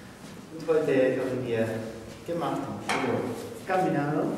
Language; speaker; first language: German; non-native, fluent; Spanish